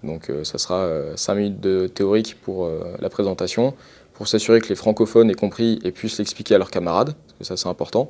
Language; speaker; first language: French; native; French